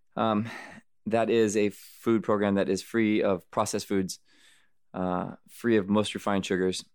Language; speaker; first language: English; native; English